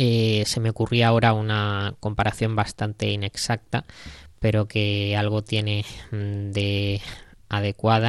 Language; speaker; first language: Spanish; native; Spanish